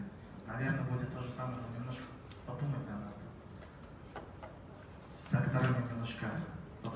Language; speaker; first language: Russian; non-native, learner; Mongolian